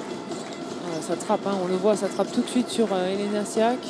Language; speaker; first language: French; native; French